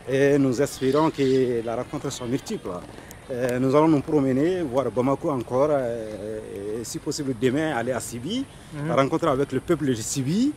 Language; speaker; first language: French; non-native, local second language; Bambara